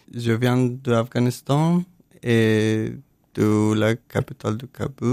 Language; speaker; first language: French; non-native, learner; Persian